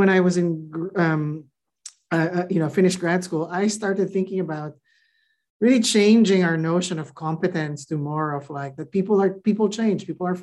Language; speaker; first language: English; non-native, local second language; Filipino